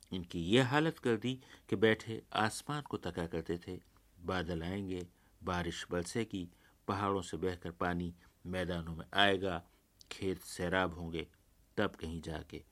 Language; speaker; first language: Urdu; native; Urdu